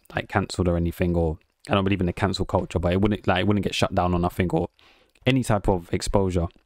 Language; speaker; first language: English; native; English